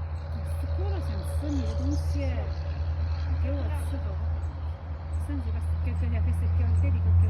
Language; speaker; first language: Chinese; early bilingual, heritage; Chinese